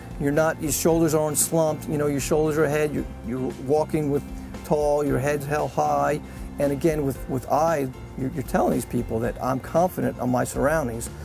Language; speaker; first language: English; native; English